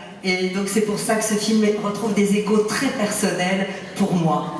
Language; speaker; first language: French; native; French